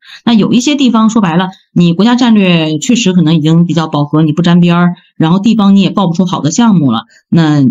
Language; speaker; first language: Chinese; native; Chinese